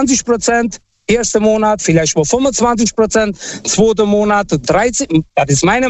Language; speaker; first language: German; non-native, fluent; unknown